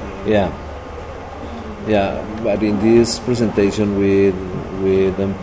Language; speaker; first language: English; non-native, learner; Spanish